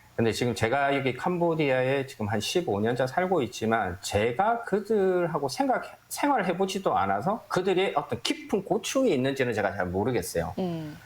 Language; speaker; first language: Korean; native; Korean